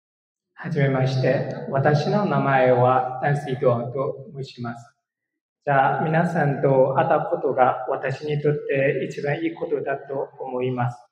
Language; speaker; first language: Japanese; non-native, learner; Burmese